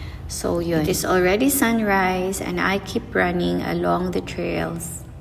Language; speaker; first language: English; non-native, local second language; Filipino